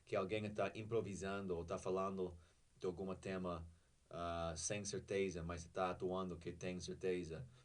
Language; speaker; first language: Portuguese; non-native, fluent; English